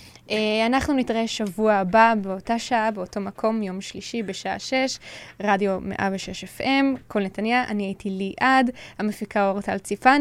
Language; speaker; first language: Hebrew; native; Hebrew